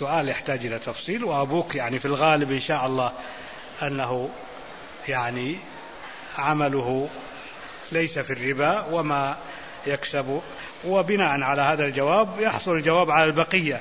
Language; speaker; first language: Arabic; native; Arabic